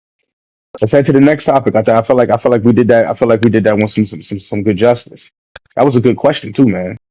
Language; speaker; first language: English; native; English